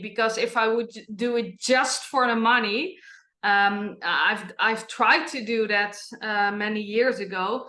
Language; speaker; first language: English; non-native, fluent; Dutch